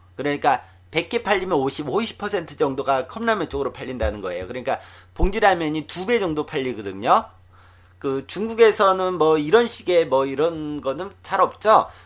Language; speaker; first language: Korean; native; Korean